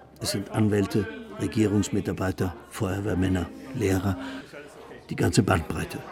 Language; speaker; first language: German; native; German